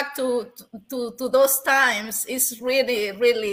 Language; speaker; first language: English; non-native, fluent; Spanish